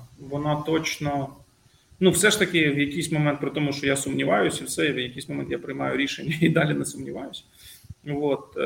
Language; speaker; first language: Ukrainian; non-native, local second language; Russian